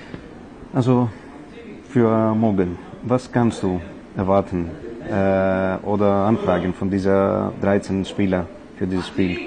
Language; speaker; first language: German; non-native, learner; Greek